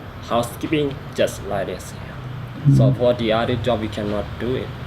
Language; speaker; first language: English; non-native, learner; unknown